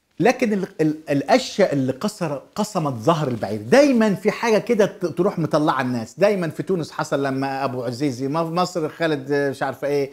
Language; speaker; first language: Arabic; native; Arabic